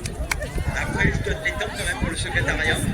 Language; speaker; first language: French; native; French